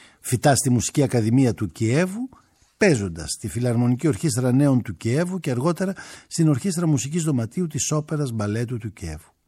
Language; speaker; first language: Greek; native; Greek